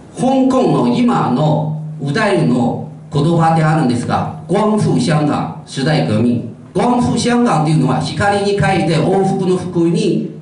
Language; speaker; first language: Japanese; non-native, fluent; Chinese